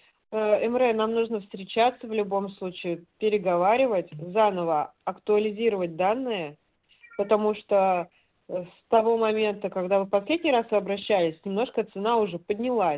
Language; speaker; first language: Russian; native; Russian